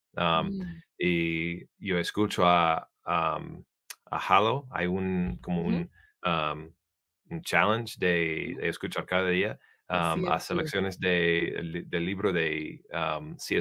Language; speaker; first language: Spanish; non-native, learner; English